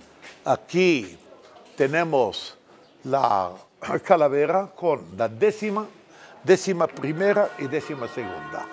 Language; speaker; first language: Spanish; non-native, fluent; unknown